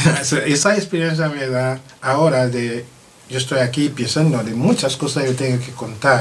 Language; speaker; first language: Spanish; non-native, learner; French